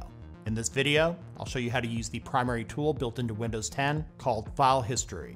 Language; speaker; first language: English; native; English